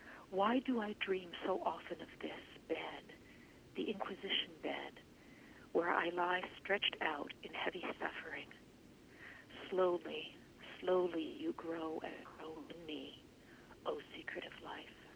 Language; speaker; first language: English; native; English